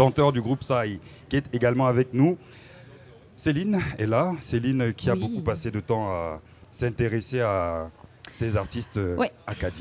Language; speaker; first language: French; native; French